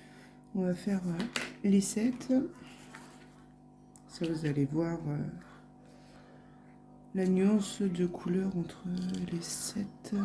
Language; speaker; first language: French; native; French